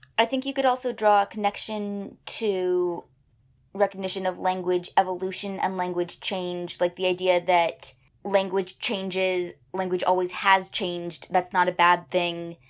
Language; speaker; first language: English; native; English